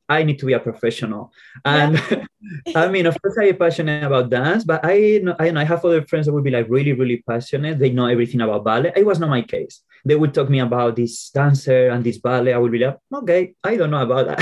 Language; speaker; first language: English; non-native, fluent; Spanish